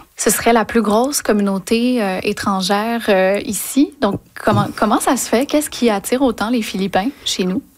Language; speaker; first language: French; native; French